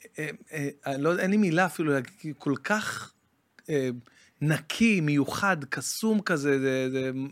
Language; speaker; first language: Hebrew; native; Hebrew